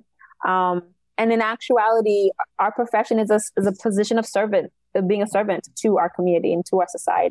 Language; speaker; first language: English; native; English